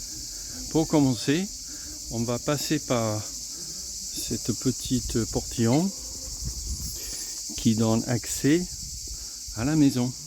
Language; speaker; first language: French; non-native, fluent; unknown